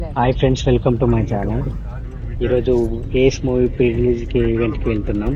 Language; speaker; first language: Telugu; native; Telugu